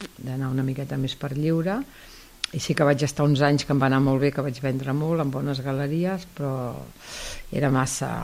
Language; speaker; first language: Catalan; native; Catalan